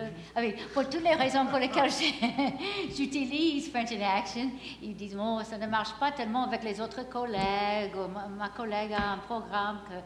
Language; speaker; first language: French; non-native, fluent; English